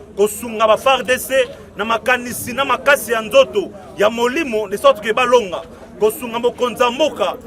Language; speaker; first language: Lingala; non-native, local second language; Kongo